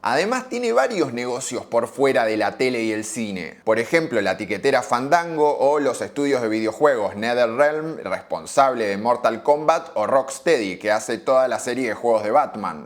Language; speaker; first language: Spanish; native; Spanish